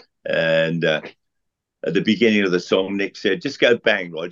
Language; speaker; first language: English; native; English